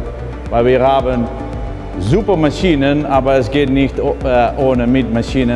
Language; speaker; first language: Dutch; non-native, learner; German